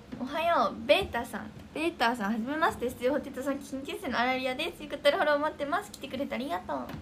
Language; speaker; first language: Japanese; native; Japanese